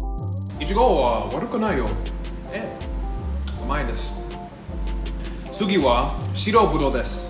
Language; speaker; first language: Japanese; non-native, learner; English